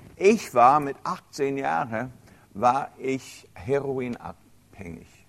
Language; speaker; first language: German; non-native, fluent; English